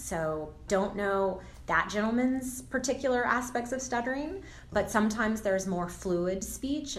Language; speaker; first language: English; native; English